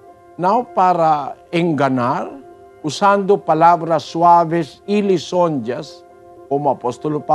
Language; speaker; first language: Portuguese; non-native, learner; Filipino